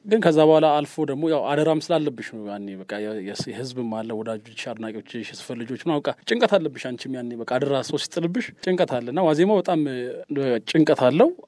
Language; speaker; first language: Amharic; native; Amharic